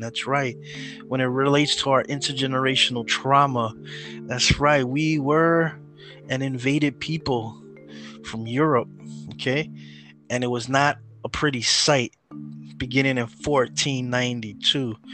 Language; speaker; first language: English; early bilingual, other home language; Spanish